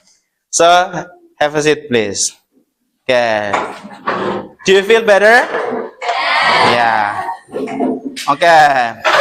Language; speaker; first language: English; non-native, learner; Indonesian